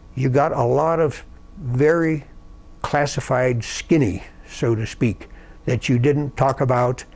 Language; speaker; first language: English; native; English